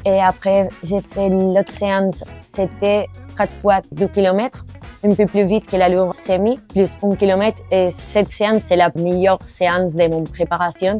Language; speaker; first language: French; non-native, learner; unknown